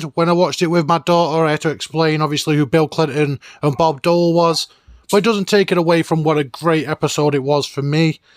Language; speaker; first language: English; native; English